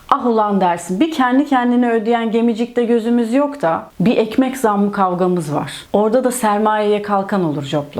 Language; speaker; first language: Turkish; native; Turkish